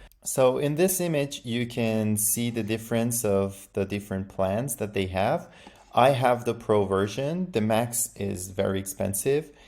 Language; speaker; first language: English; non-native, fluent; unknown